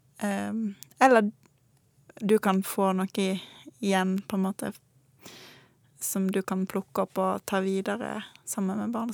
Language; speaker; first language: Norwegian; native; Norwegian